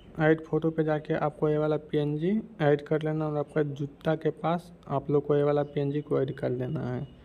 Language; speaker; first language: Hindi; native; Hindi